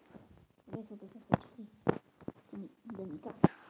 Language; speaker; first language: Spanish; early bilingual, other home language; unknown